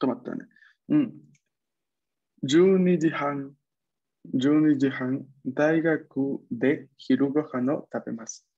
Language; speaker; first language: Japanese; non-native, fluent; Spanish